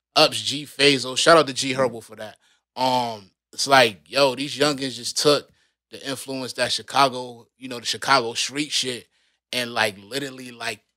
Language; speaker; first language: English; native; English